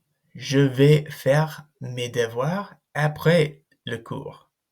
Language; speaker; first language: French; non-native, fluent; English